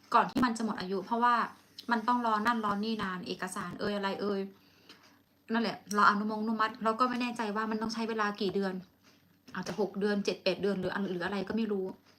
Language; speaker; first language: Thai; native; Thai